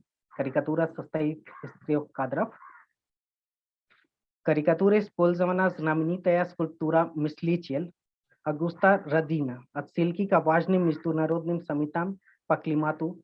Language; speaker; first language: Russian; non-native, fluent; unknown